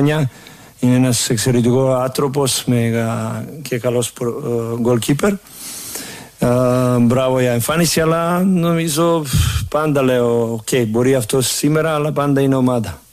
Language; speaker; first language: Greek; non-native, learner; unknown